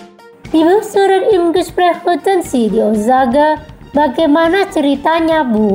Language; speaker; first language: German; non-native, fluent; Indonesian